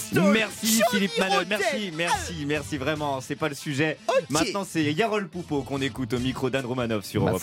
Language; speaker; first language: French; native; French